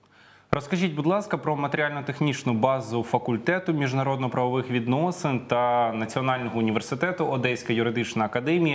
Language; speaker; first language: Ukrainian; native; Ukrainian